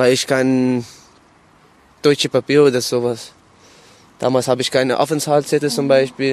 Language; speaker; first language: German; non-native, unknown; Arabic